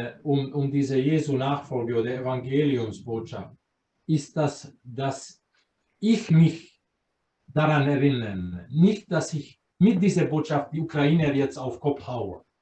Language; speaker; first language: German; non-native, fluent; Croatian